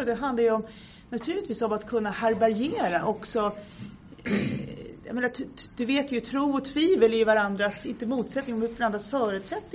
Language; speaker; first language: Swedish; native; Swedish